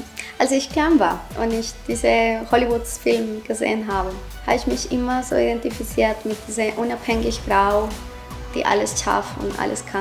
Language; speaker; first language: German; non-native, fluent; Spanish